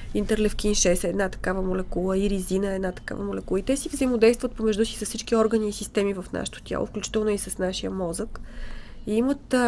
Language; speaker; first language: Bulgarian; native; Bulgarian